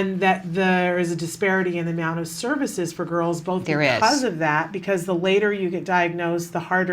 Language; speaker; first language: English; native; English